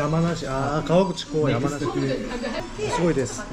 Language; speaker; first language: Japanese; non-native, learner; Korean